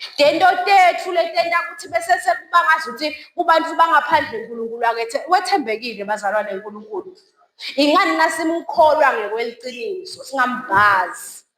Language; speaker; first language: Zulu; non-native, local second language; Swati